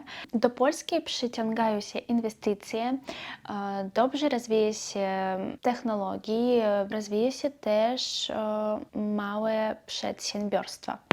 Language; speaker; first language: Polish; non-native, learner; Belarusian